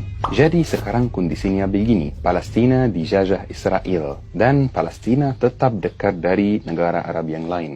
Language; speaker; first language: Indonesian; non-native, fluent; Arabic